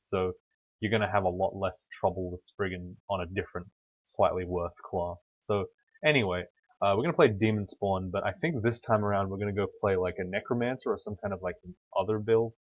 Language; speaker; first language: English; native; English